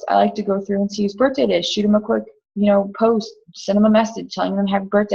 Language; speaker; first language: English; native; English